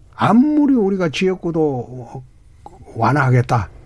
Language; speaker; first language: Korean; native; Korean